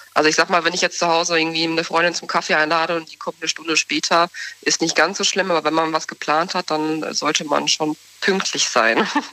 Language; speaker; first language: German; native; German